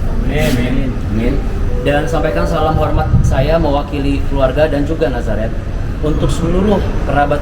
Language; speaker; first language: Indonesian; native; Indonesian